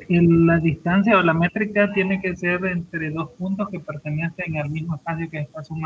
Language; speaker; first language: Spanish; native; Spanish